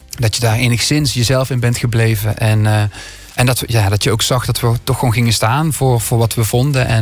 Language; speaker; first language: Dutch; native; Dutch